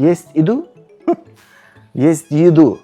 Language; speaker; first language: Russian; non-native, local second language; Tajik